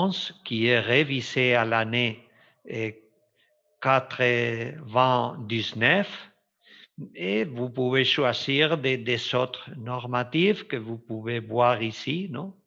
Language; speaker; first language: French; non-native, fluent; Spanish